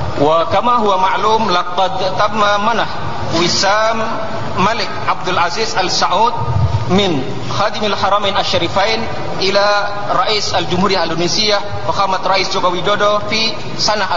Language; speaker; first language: Arabic; non-native, fluent; Indonesian